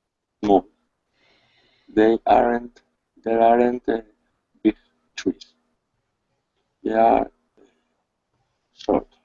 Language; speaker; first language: English; non-native, learner; Spanish